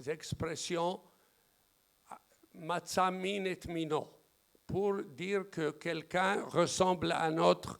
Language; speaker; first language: French; non-native, fluent; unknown